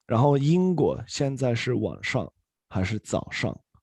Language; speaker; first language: Chinese; non-native, fluent; Swedish